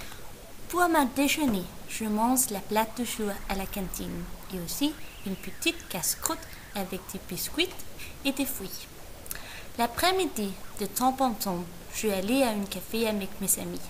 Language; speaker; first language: French; non-native, learner; Danish